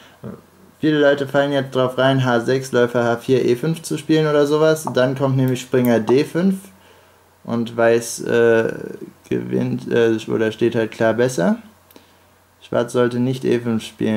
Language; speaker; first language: German; native; German